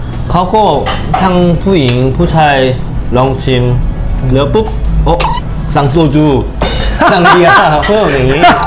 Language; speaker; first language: Thai; non-native, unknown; Korean